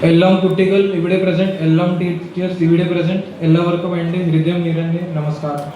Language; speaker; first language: Malayalam; non-native, learner; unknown